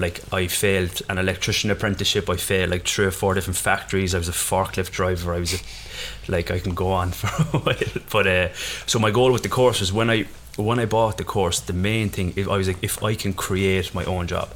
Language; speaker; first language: English; native; English